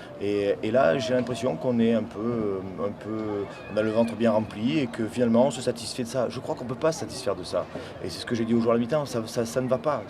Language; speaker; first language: French; native; French